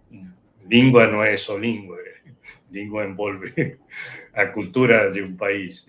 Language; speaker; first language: Portuguese; non-native, fluent; Spanish